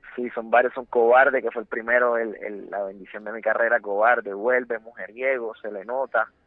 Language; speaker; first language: Spanish; native; Spanish